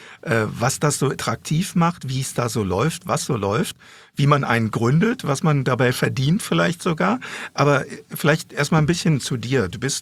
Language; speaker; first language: German; native; German